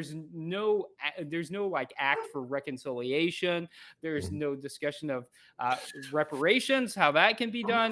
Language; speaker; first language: English; native; English